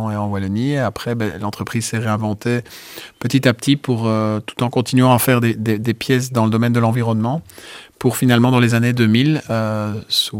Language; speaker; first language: French; native; French